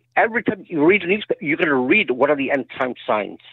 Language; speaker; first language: English; native; English